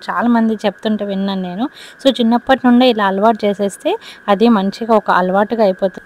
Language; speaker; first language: Telugu; non-native, local second language; Lambadi